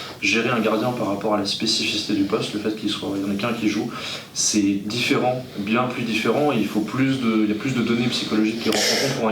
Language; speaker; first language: French; native; French